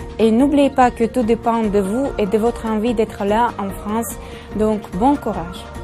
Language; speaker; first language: French; non-native, fluent; Russian